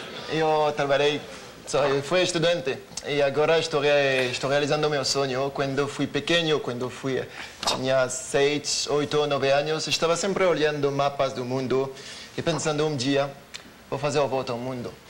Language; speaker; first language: Portuguese; non-native, learner; French